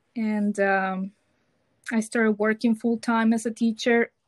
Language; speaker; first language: English; non-native, fluent; Spanish